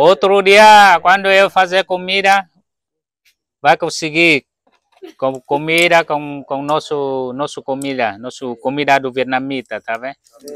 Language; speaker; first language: Portuguese; non-native, learner; Vietnamese